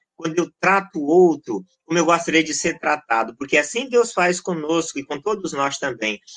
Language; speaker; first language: Portuguese; native; Portuguese